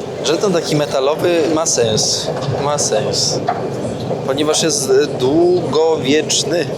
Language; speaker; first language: Polish; native; Polish